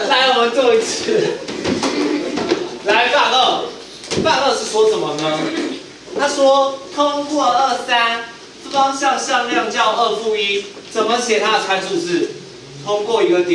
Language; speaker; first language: Chinese; native; Chinese